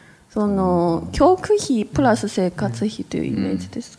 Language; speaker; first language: Japanese; non-native, fluent; Chinese